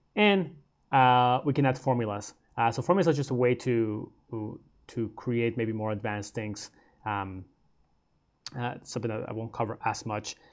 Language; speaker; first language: English; native; English